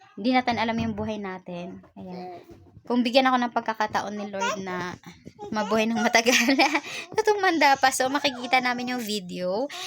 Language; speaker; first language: Filipino; non-native, local second language; Cebuano